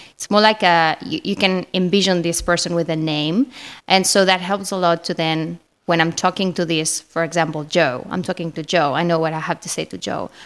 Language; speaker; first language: English; non-native, fluent; Spanish